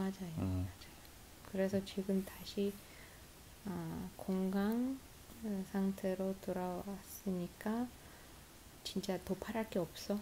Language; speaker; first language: Korean; non-native, fluent; Russian